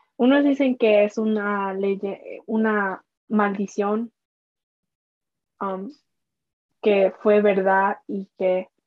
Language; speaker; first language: Spanish; early bilingual, heritage; Spanish